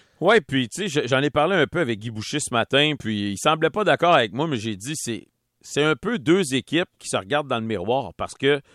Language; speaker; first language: French; native; French